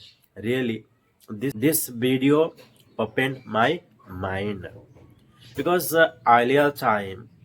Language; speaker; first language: English; non-native, learner; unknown